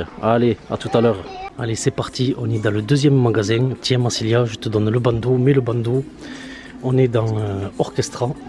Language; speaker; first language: French; native; French